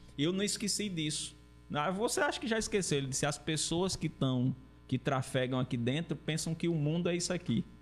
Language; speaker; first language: Portuguese; native; Portuguese